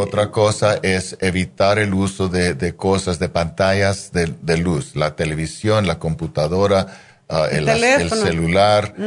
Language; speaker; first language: Spanish; non-native, fluent; English